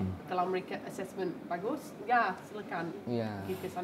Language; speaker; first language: Indonesian; non-native, fluent; English